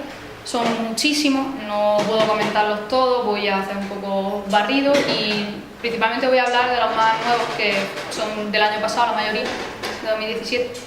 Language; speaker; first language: Spanish; native; Spanish